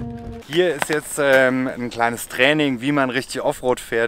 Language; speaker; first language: German; native; German